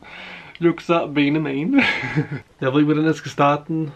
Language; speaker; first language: Turkish; early bilingual, heritage; Turkish